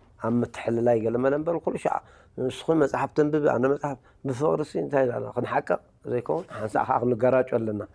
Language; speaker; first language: Tigrinya; native; Tigrinya